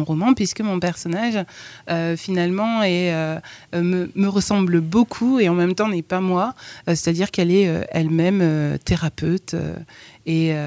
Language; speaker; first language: French; native; French